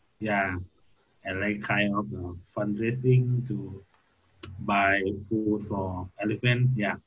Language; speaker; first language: English; non-native, learner; Thai